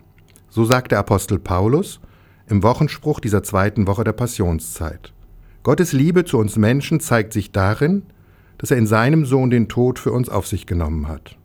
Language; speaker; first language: German; native; German